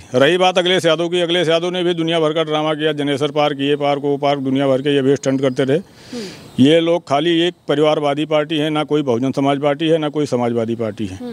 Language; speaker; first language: Hindi; native; Hindi